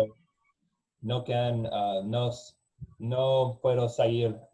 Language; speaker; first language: Spanish; non-native, learner; English